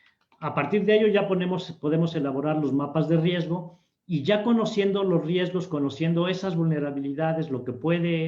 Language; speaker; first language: Spanish; native; Spanish